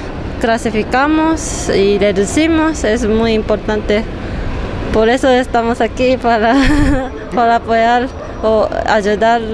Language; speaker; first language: Spanish; non-native, learner; Japanese